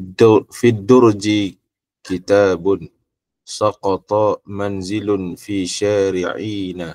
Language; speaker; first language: Arabic; non-native, learner; Malay